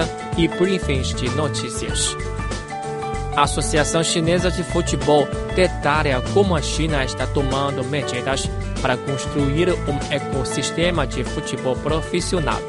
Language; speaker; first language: Portuguese; non-native, fluent; Chinese